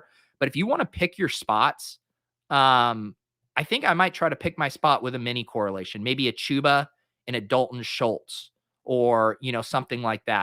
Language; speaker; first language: English; native; English